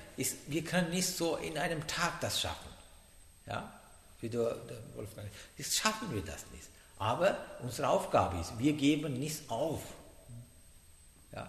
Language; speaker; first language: German; non-native, fluent; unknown